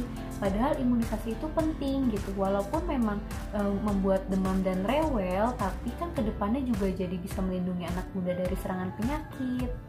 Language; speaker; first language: Indonesian; native; Indonesian